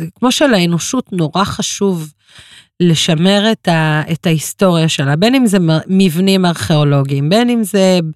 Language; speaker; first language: Hebrew; non-native, local second language; Arabic